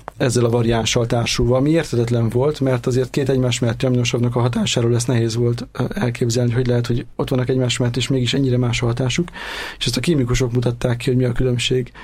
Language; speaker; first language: Hungarian; native; Hungarian